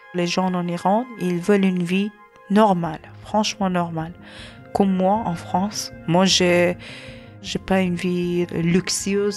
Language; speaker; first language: French; non-native, learner; Persian